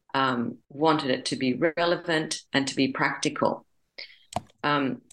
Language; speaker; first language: English; native; English